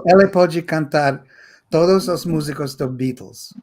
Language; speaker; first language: Portuguese; non-native, fluent; English